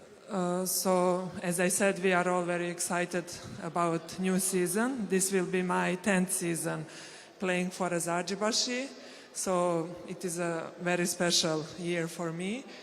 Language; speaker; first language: English; non-native, fluent; Serbian